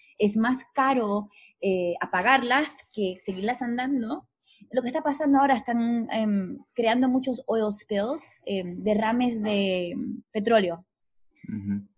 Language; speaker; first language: Spanish; native; Spanish